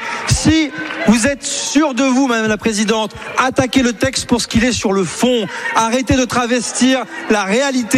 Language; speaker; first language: French; native; French